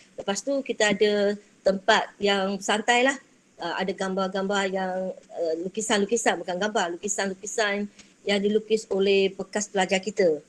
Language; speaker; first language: Malay; non-native, local second language; Chinese